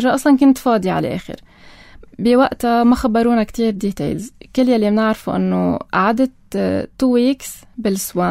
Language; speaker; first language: Arabic; native; Arabic